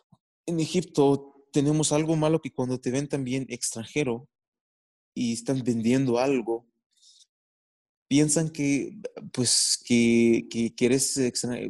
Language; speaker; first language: Spanish; non-native, fluent; Arabic